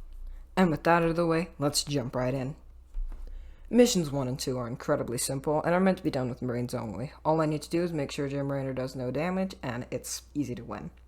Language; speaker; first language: English; native; English